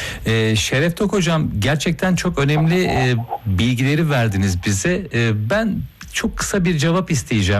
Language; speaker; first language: Turkish; native; Turkish